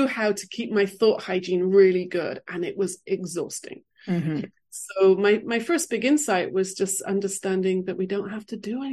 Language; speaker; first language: English; native; English